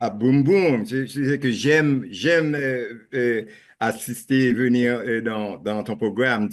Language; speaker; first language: French; non-native, local second language; Haitian Creole